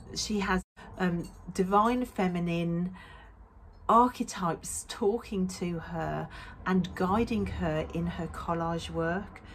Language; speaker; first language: English; native; English